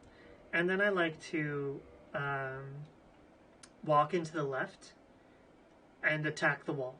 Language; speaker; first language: English; native; English